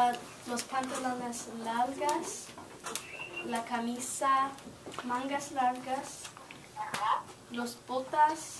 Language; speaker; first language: Spanish; non-native, learner; English